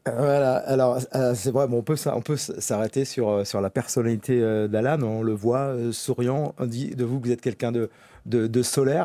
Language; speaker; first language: French; native; French